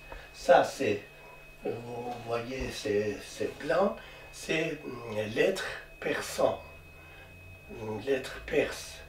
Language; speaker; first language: French; non-native, learner; Persian